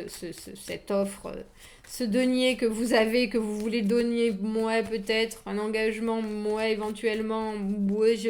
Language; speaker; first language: French; native; French